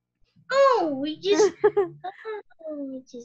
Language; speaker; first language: English; non-native, learner; Vietnamese